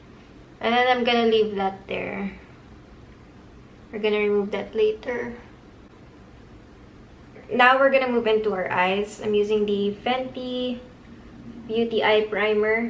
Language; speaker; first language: English; non-native, local second language; Filipino